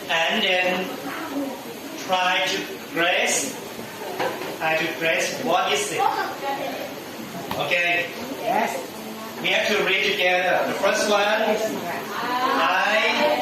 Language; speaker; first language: English; non-native, learner; Thai